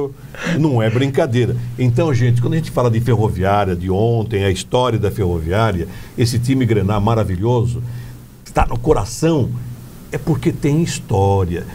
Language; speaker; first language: Portuguese; native; Portuguese